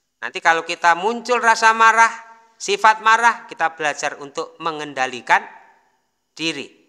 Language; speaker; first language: Indonesian; non-native, local second language; Javanese